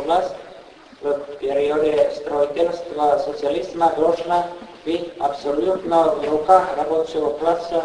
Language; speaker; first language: Russian; non-native, fluent; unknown